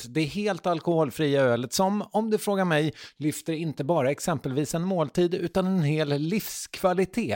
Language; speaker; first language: Swedish; native; Swedish